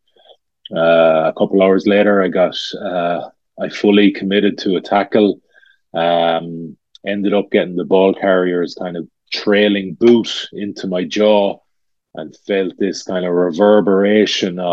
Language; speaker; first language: English; native; English